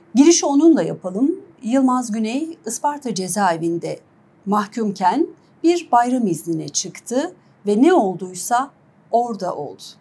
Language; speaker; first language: Turkish; native; Turkish